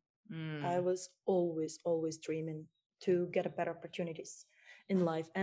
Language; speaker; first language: English; non-native, fluent; Ukrainian